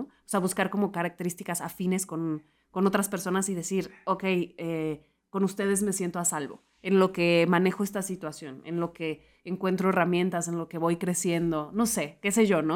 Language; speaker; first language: Spanish; native; Spanish